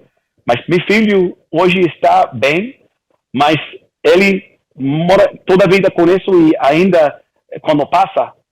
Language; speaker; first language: Portuguese; early bilingual, heritage; Portuguese